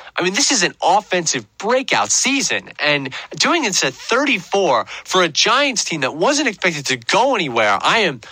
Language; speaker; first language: English; native; English